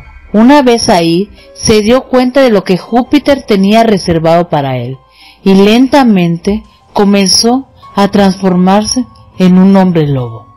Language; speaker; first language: Spanish; native; Spanish